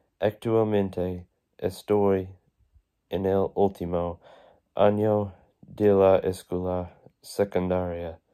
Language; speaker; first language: Spanish; non-native, learner; English